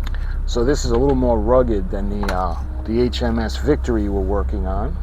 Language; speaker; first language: English; native; English